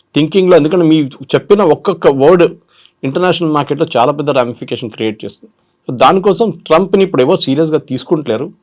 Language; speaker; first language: Telugu; non-native, local second language; Malayalam